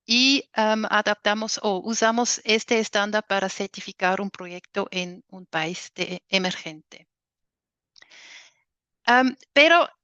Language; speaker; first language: Spanish; non-native, fluent; German